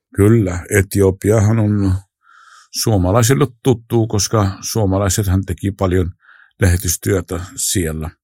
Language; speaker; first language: Finnish; non-native, fluent; Arabic